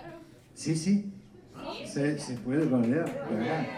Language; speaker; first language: Spanish; non-native, learner; French